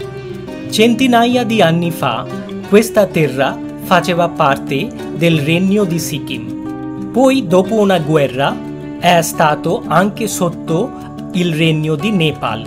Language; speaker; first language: Italian; non-native, fluent; Bangla